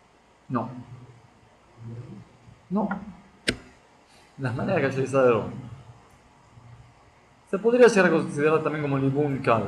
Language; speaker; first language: Spanish; native; Spanish